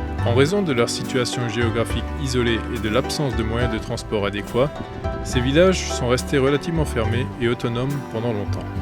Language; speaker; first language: French; native; French